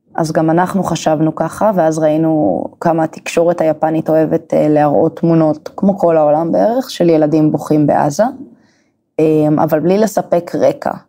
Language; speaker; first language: Hebrew; native; Hebrew